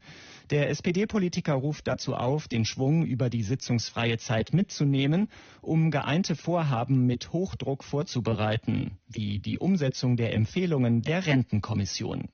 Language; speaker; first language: German; native; German